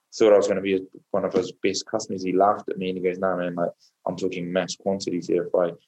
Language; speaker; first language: English; native; English